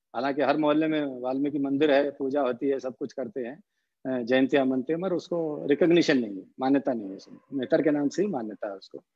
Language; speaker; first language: Hindi; non-native, local second language; Haryanvi